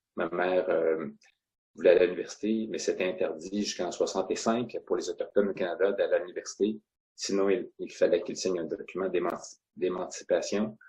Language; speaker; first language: French; non-native, local second language; Innu-aimun